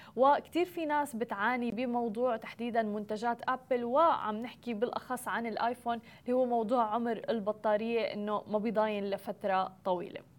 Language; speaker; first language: Arabic; native; Arabic